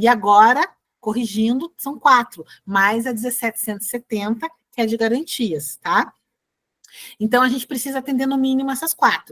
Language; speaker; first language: Portuguese; native; Portuguese